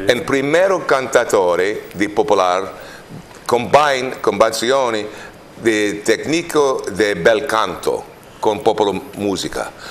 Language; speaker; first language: Italian; non-native, learner; English